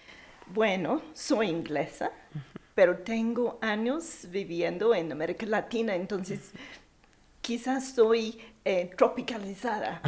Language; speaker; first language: Spanish; non-native, fluent; English